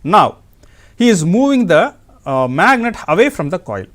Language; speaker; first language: English; non-native, local second language; Tamil